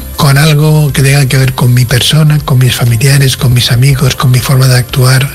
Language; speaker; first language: Spanish; native; Spanish